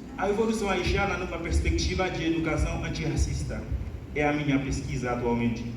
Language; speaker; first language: Portuguese; non-native, fluent; Haitian Creole